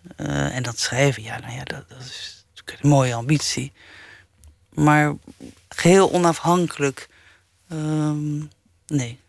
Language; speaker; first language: Dutch; early bilingual, other home language; English